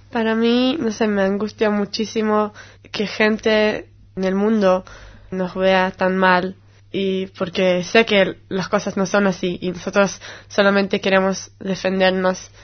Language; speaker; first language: Spanish; non-native, fluent; Hebrew